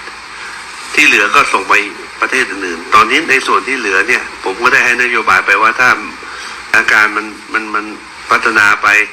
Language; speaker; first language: Thai; native; Thai